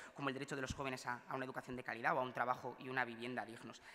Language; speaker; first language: Spanish; native; Spanish